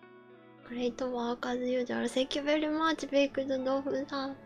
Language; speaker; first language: English; non-native, learner; Japanese